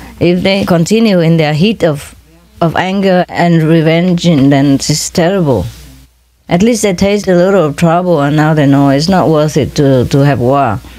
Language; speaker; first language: English; non-native, fluent; Vietnamese